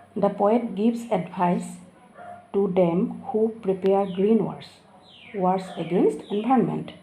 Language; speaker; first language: English; non-native, local second language; Assamese